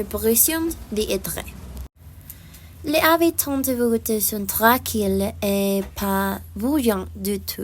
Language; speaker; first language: French; non-native, learner; Spanish